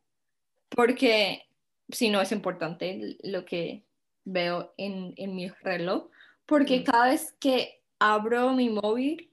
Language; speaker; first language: Spanish; non-native, fluent; English